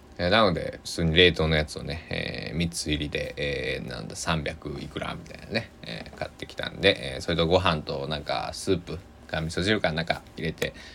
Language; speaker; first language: Japanese; native; Japanese